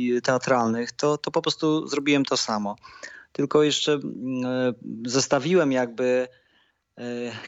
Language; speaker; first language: Polish; native; Polish